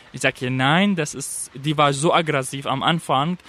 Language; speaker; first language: German; non-native, fluent; Arabic